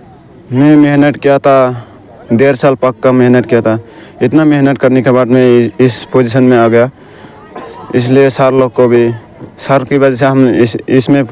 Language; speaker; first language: Hindi; non-native, local second language; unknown